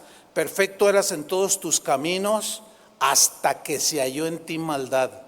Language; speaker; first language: Spanish; native; Spanish